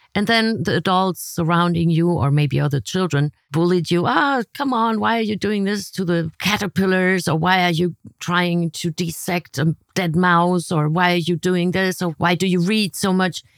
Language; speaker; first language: English; non-native, fluent; German